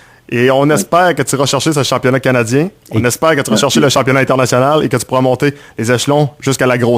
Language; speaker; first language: French; native; French